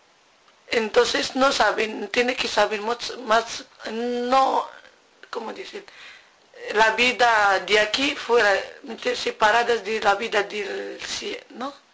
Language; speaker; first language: Spanish; non-native, learner; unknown